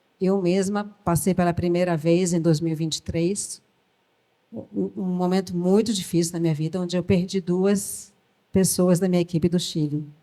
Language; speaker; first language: Portuguese; early bilingual, other home language; French